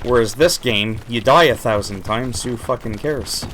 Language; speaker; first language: English; native; English